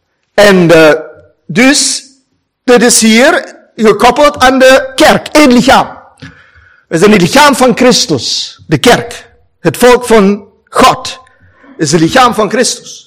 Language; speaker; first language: Dutch; non-native, fluent; German